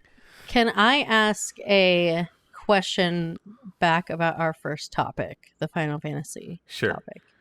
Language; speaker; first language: English; native; English